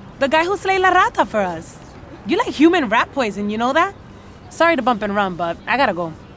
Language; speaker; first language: English; native; English